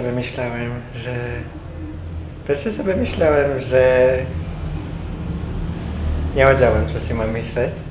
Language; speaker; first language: Polish; non-native, learner; Slovak